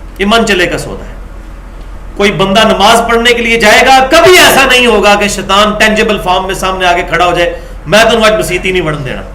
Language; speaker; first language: Urdu; non-native, local second language; Punjabi